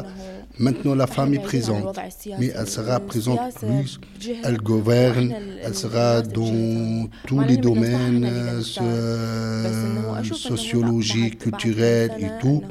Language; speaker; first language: French; non-native, learner; Arabic